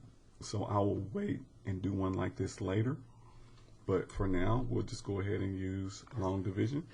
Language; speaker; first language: English; native; English